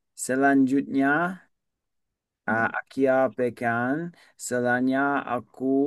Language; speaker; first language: Indonesian; non-native, learner; English